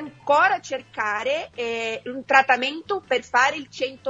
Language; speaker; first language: Italian; non-native, fluent; Portuguese